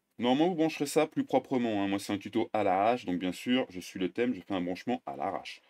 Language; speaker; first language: French; native; French